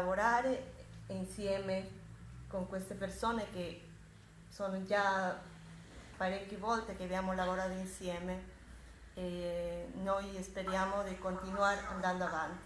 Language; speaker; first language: Italian; non-native, fluent; Spanish